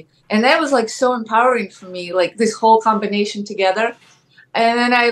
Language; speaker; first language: English; non-native, fluent; Ukrainian